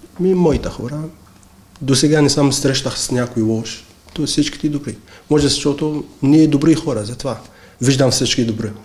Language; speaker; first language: Bulgarian; non-native, learner; Arabic